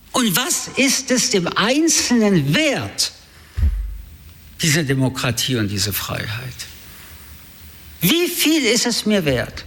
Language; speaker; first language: German; early bilingual, other home language; French